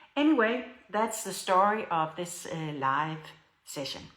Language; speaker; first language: English; non-native, fluent; Danish